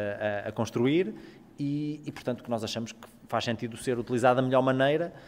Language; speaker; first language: Portuguese; native; Portuguese